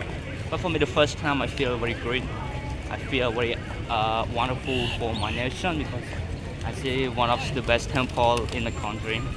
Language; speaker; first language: English; non-native, learner; Khmer